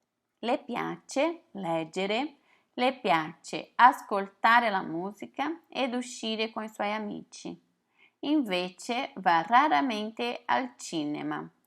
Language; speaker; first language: Italian; non-native, fluent; Portuguese